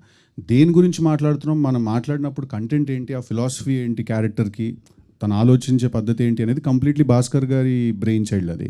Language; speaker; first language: Telugu; native; Telugu